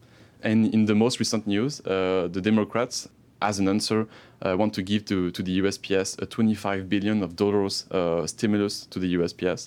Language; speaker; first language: English; non-native, fluent; French